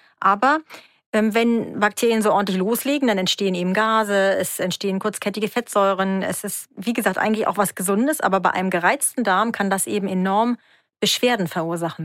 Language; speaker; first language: German; native; German